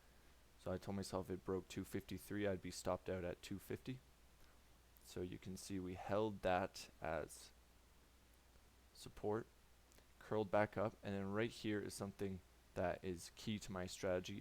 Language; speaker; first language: English; native; English